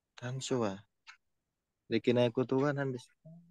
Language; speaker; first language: Japanese; non-native, fluent; Indonesian